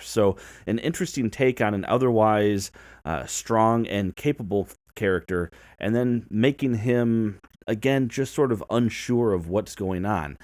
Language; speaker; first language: English; native; English